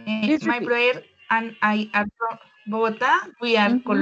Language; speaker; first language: English; non-native, learner; Spanish